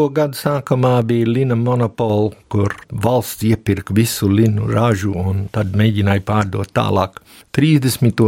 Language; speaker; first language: Latvian; early bilingual, heritage; Latvian